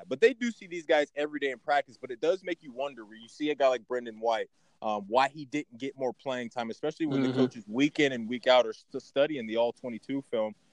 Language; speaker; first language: English; native; English